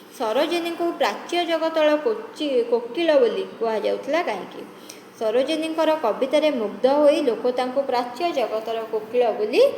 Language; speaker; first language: Odia; native; Odia